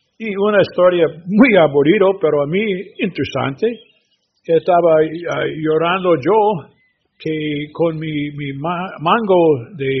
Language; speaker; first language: Spanish; non-native, learner; English